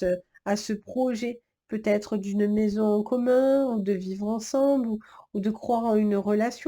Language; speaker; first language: French; native; French